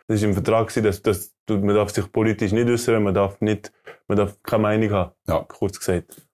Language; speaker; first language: German; early bilingual, other home language; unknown